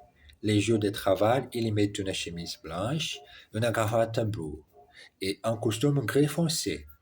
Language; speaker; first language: French; non-native, learner; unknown